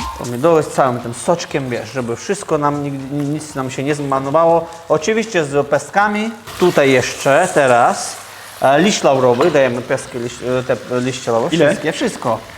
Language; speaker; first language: Polish; non-native, fluent; Georgian